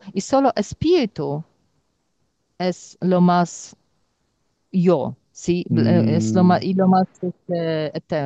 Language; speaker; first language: Spanish; non-native, learner; Polish